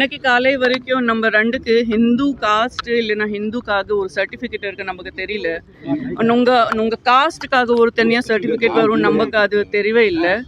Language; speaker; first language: Tamil; non-native, local second language; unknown